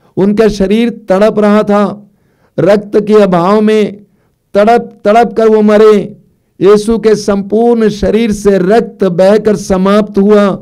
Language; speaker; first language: Hindi; native; Hindi